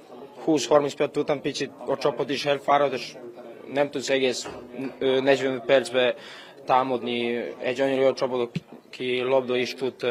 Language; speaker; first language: Hungarian; non-native, fluent; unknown